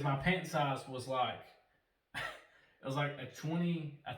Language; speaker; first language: English; native; English